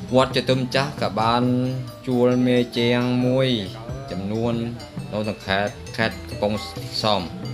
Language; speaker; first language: Khmer; non-native, local second language; Vietnamese